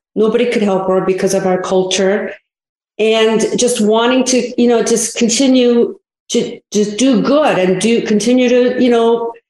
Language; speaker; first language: English; early bilingual, other home language; Korean